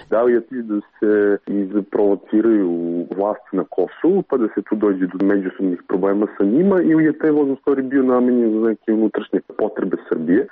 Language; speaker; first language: Serbian; native; Serbian